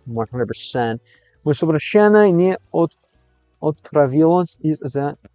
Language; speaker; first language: Russian; non-native, learner; English